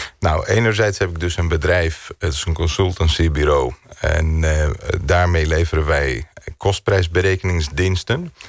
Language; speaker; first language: Dutch; non-native, fluent; Greek